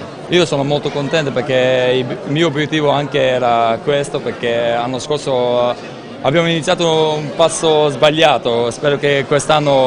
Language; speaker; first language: Italian; non-native, fluent; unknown